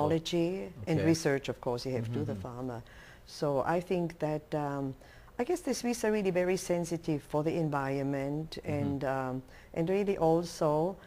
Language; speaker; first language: English; non-native, local second language; German